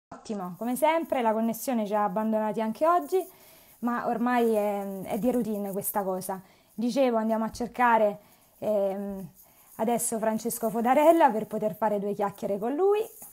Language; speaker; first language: Italian; native; Italian